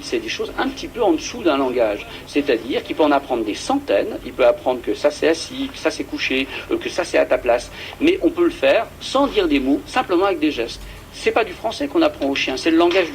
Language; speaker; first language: French; native; French